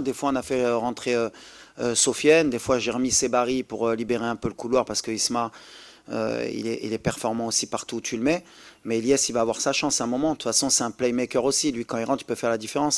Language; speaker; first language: French; native; French